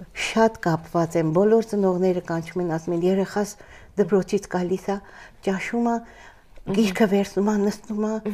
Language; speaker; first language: Armenian; early bilingual, heritage; Armenian